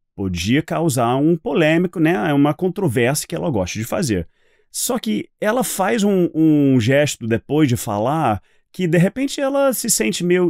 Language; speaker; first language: Portuguese; non-native, fluent; English